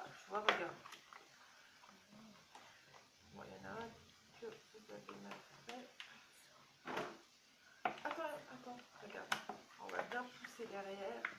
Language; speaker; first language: French; native; French